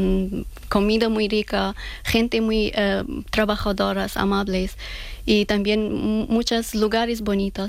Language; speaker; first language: Spanish; non-native, fluent; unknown